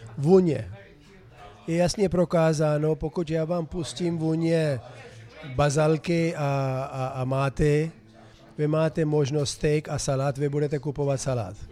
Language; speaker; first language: Czech; non-native, fluent; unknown